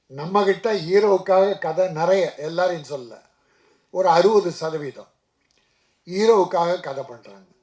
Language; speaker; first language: Tamil; native; Tamil